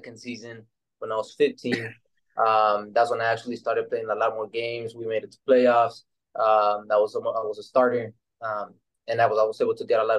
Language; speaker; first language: English; native; English